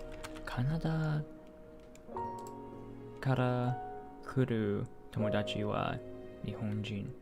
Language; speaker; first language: Japanese; non-native, learner; English